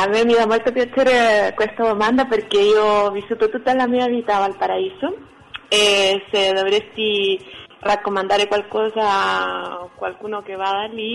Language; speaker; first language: Italian; non-native, fluent; Spanish